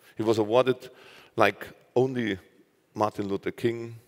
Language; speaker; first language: English; non-native, fluent; German